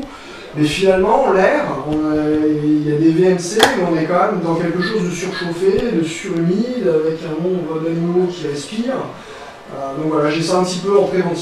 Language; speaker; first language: French; native; French